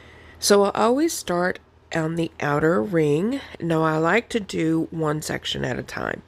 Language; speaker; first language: English; native; English